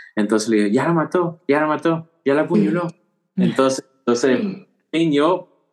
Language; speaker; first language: Spanish; early bilingual, heritage; Spanish